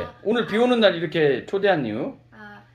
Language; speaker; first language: Korean; native; Korean